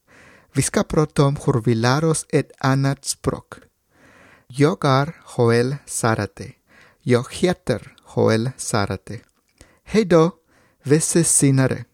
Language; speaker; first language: Swedish; non-native, learner; Spanish